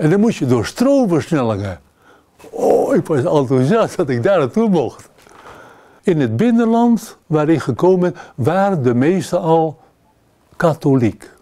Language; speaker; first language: Dutch; native; Dutch